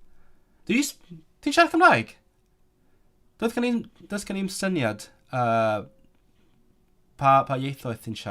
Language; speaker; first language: Welsh; non-native, learner; Cantonese